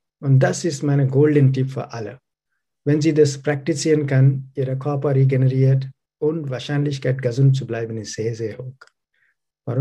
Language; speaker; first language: German; non-native, learner; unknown